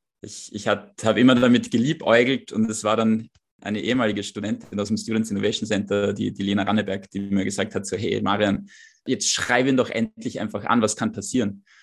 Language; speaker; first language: German; native; German